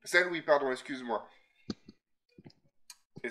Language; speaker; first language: French; native; French